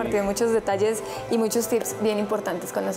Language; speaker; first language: Spanish; native; Spanish